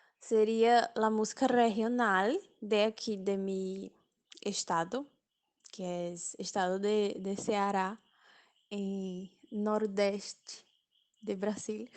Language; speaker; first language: Spanish; non-native, learner; Portuguese